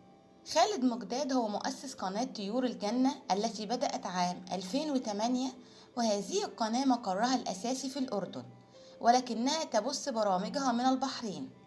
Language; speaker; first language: Arabic; native; Arabic